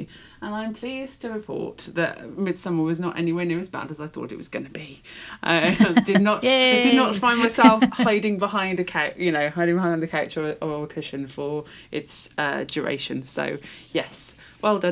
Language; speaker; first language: English; native; English